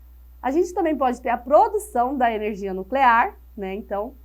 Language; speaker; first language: Portuguese; native; Portuguese